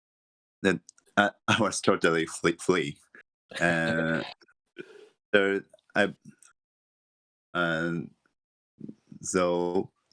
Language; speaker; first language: English; non-native, learner; Japanese